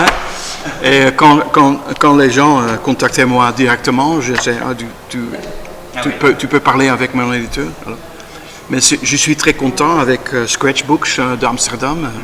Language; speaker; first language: French; non-native, learner; Dutch